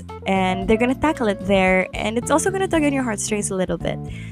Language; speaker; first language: English; non-native, local second language; Filipino